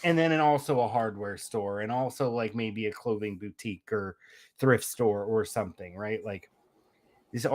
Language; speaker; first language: English; native; English